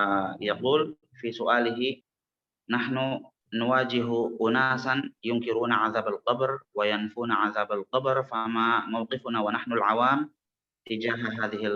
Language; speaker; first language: Arabic; non-native, fluent; Indonesian